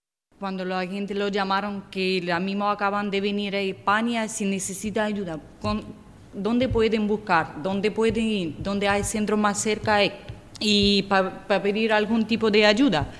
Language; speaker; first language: Spanish; non-native, learner; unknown